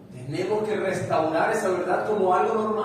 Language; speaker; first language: Spanish; native; Spanish